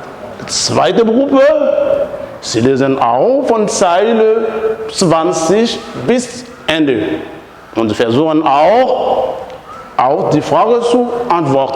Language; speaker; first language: German; non-native, fluent; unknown